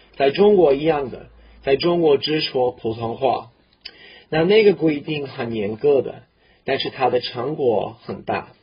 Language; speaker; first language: Chinese; non-native, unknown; English